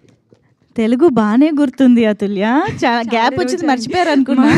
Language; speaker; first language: Telugu; native; Telugu